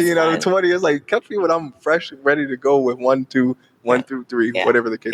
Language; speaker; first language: English; native; English